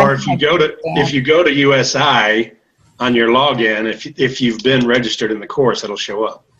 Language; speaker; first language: English; native; English